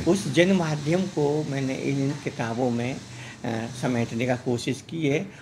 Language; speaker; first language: Hindi; native; Hindi